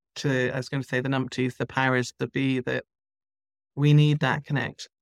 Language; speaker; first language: English; native; English